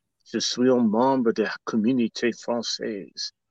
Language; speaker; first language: French; non-native, learner; English